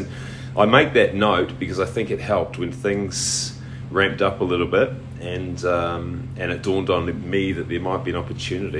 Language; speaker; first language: English; native; English